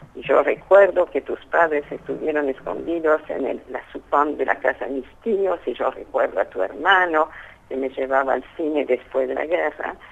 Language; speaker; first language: Spanish; early bilingual, other home language; French